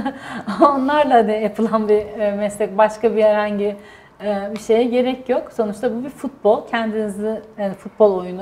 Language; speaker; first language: Turkish; native; Turkish